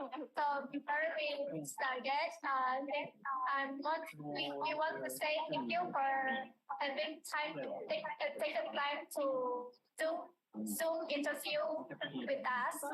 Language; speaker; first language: English; non-native, learner; Indonesian